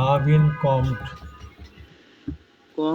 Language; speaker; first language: German; non-native, fluent; Bangla